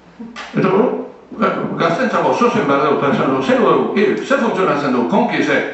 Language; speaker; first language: Basque; native; Basque